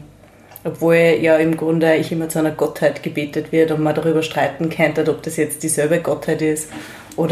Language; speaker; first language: German; native; German